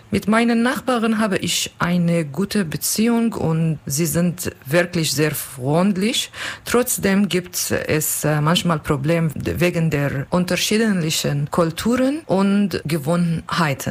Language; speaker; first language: German; non-native, learner; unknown